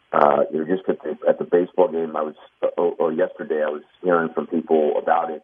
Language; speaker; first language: English; native; English